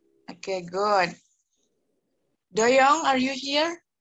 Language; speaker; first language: English; non-native, learner; Indonesian